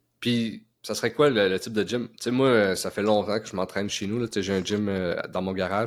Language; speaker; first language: French; native; French